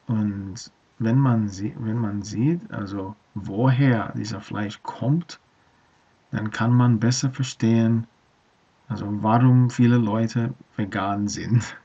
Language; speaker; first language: German; non-native, learner; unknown